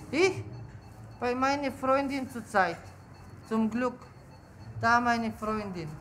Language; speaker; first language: German; non-native, learner; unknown